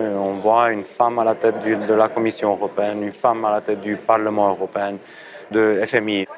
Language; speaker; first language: French; non-native, fluent; Romanian